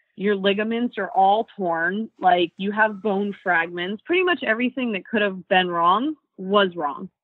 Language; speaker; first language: English; native; English